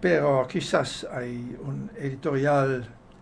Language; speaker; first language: Spanish; non-native, fluent; Dutch